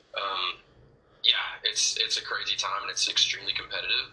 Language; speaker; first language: English; native; English